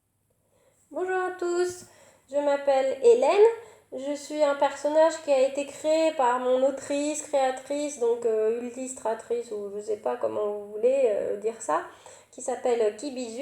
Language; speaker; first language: French; native; French